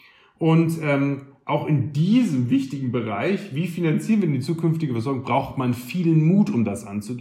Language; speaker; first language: German; native; German